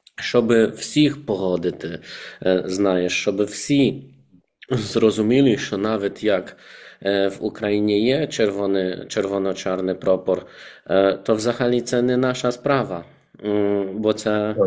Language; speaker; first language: Ukrainian; non-native, fluent; Polish